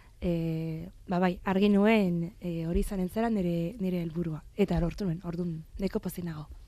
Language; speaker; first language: Basque; non-native, fluent; French